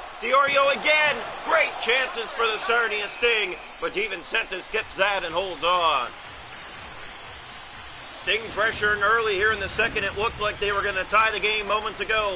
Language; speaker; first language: English; native; English